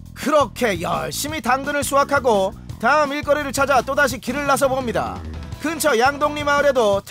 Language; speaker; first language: Korean; native; Korean